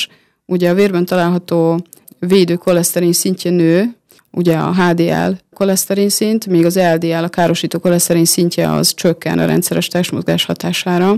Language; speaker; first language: Hungarian; native; Hungarian